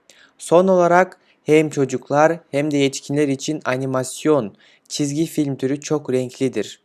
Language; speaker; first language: Turkish; non-native, fluent; Kyrgyz